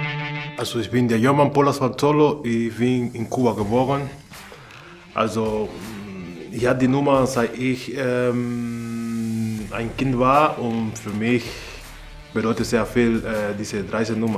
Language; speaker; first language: German; non-native, learner; Spanish